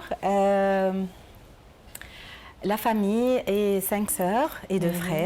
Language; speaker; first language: French; non-native, learner; Arabic